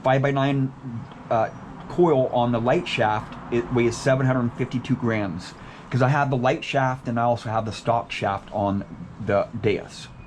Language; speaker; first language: English; native; English